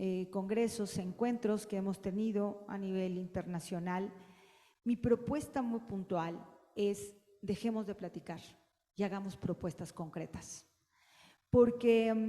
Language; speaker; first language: Spanish; native; Spanish